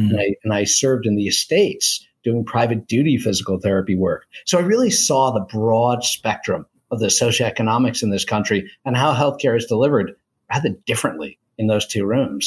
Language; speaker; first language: English; native; English